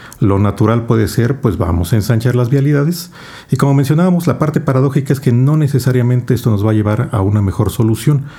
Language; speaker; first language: Spanish; native; Spanish